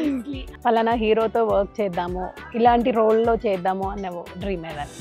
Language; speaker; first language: Telugu; native; Telugu